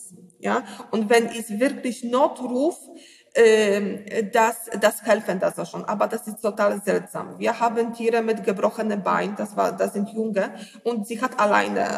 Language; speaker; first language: German; non-native, learner; Polish